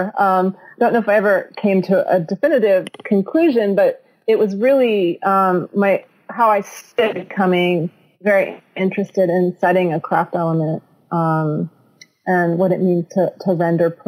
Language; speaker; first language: English; native; English